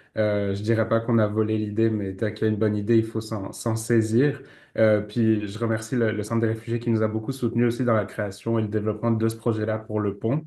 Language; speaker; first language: French; native; French